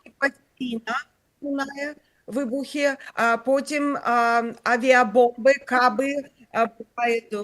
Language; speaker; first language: Ukrainian; non-native, local second language; Russian